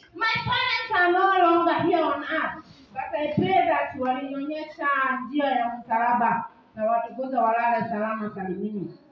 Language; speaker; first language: English; non-native, local second language; Swahili